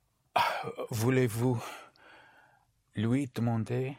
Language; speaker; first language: French; non-native, learner; English